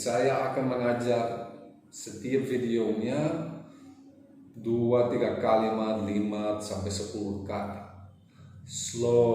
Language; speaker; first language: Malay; non-native, fluent; English